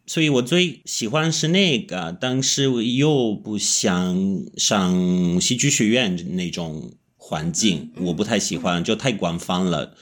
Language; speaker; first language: Chinese; non-native, fluent; Italian